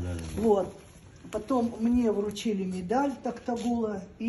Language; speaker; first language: Russian; native; Russian